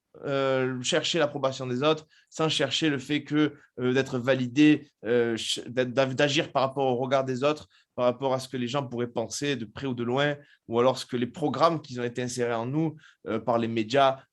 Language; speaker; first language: French; native; French